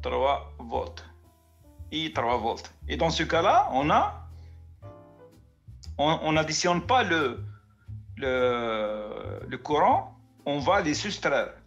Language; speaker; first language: French; native; French